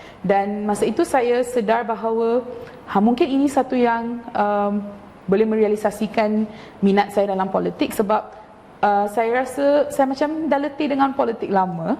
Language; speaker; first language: Malay; non-native, local second language; Tamil